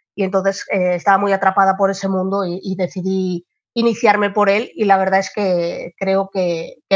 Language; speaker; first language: Spanish; native; Spanish